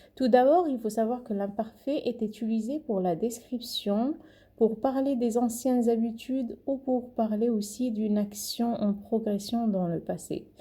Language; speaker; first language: French; non-native, local second language; Arabic